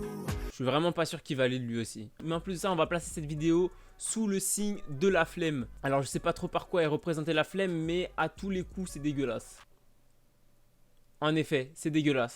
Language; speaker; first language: French; native; French